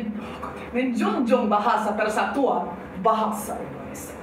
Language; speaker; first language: Indonesian; non-native, fluent; German